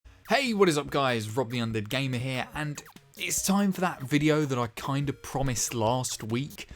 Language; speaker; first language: English; native; English